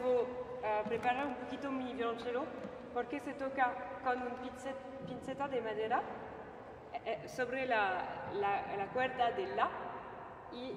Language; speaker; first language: Spanish; non-native, fluent; French